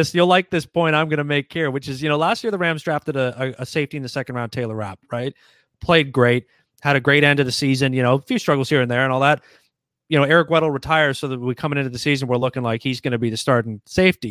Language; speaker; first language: English; native; English